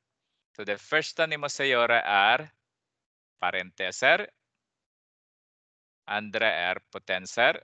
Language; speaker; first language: Swedish; non-native, fluent; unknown